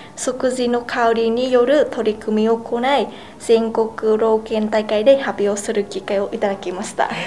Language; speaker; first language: Japanese; non-native, fluent; Vietnamese